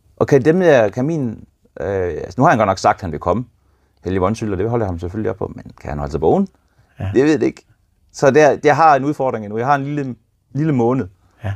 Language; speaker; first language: Danish; native; Danish